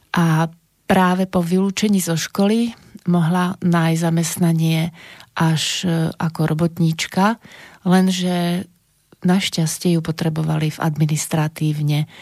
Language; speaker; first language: Slovak; native; Slovak